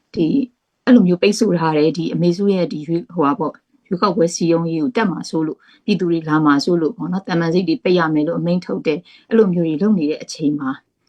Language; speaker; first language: Burmese; native; Burmese